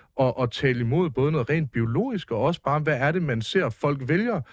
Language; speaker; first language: Danish; native; Danish